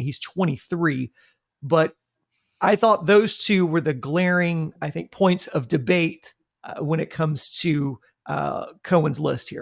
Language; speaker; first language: English; native; English